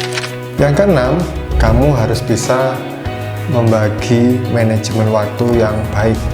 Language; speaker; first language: Indonesian; native; Indonesian